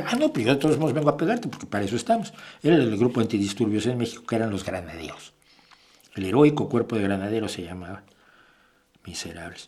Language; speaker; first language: Spanish; native; Spanish